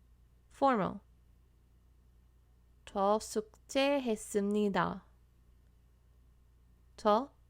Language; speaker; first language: Korean; non-native, fluent; English